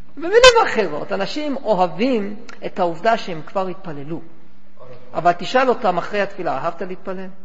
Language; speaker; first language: Hebrew; non-native, fluent; English